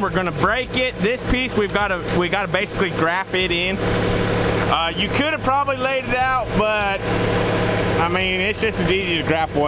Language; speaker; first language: English; native; English